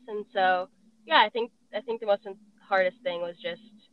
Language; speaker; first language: English; native; English